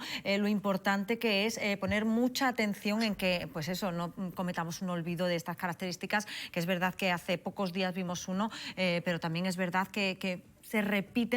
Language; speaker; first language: Spanish; native; Spanish